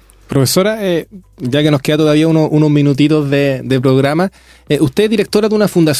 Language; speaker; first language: Spanish; native; Spanish